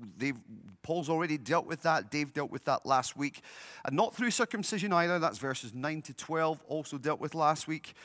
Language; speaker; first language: English; native; English